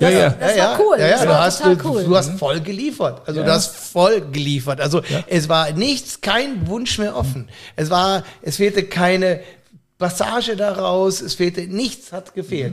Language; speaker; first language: German; native; German